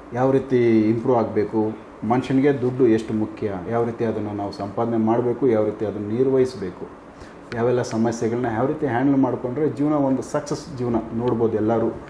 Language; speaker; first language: Kannada; native; Kannada